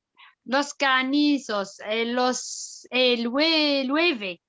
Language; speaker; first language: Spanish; non-native, learner; French